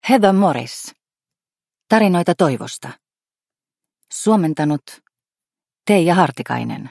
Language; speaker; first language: Finnish; native; Finnish